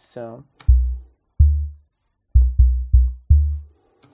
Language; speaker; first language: English; non-native, fluent; Hungarian